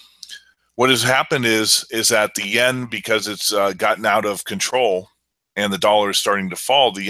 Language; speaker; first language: English; native; English